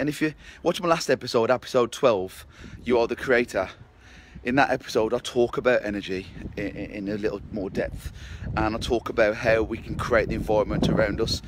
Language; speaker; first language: English; native; English